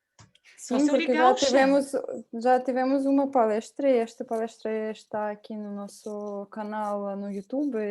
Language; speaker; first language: Portuguese; non-native, fluent; Russian